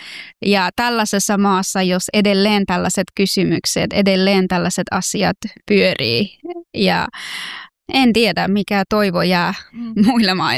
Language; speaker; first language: Finnish; non-native, fluent; Persian